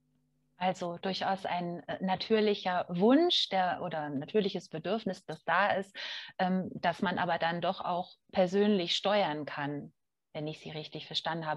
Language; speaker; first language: German; native; German